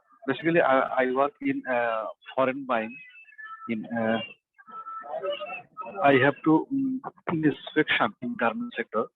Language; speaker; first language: English; non-native, learner; Bangla